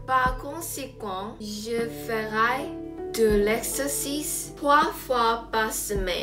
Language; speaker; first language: French; non-native, learner; Korean